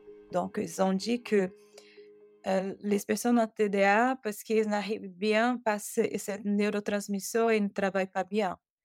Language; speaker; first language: French; non-native, fluent; Portuguese